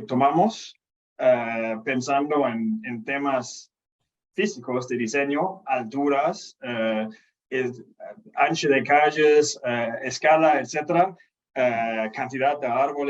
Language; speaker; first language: Spanish; non-native, fluent; Danish